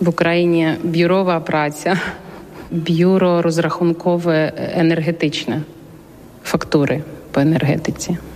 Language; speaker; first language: Polish; non-native, learner; Ukrainian